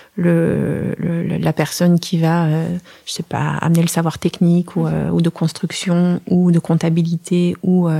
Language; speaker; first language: French; native; French